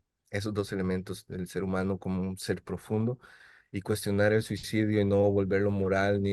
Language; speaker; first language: Spanish; native; Spanish